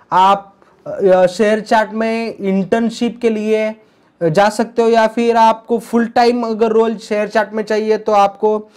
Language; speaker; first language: Hindi; non-native, local second language; Marathi